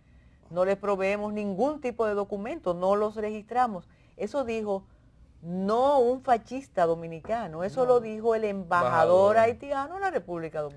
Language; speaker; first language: Spanish; native; Spanish